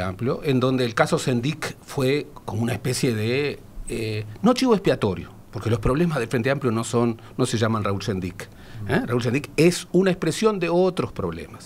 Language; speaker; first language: Spanish; native; Spanish